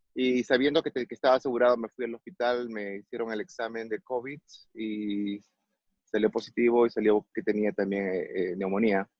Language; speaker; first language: Spanish; native; Spanish